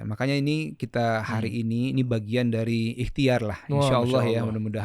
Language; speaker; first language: Indonesian; native; Indonesian